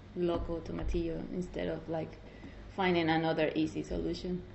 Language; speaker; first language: English; non-native, fluent; Spanish